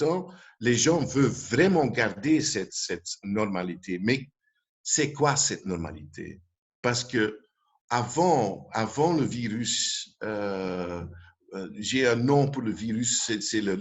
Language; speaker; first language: French; non-native, local second language; Dutch